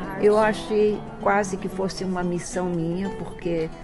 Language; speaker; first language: Portuguese; early bilingual, other home language; Chinese